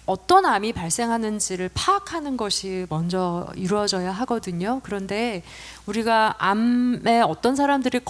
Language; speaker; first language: Korean; non-native, local second language; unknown